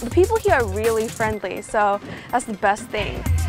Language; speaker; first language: English; early bilingual, other home language; Chinese